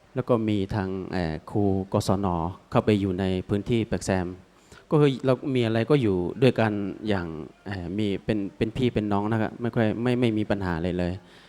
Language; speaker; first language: Thai; native; Thai